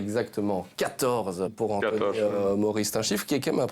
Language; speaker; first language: French; native; French